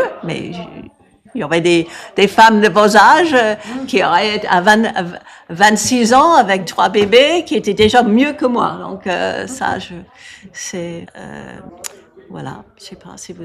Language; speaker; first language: French; non-native, fluent; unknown